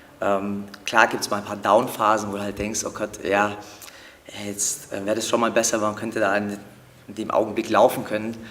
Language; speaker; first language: German; early bilingual, other home language; Turkish